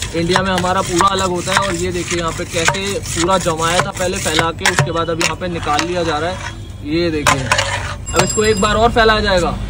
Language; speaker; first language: Hindi; native; Hindi